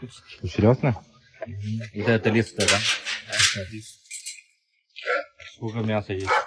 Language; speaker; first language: Russian; non-native, learner; Chinese